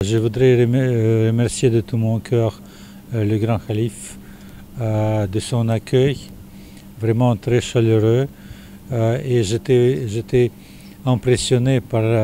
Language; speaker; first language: French; non-native, fluent; Russian